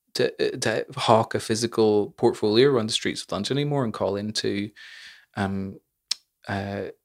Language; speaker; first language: English; native; English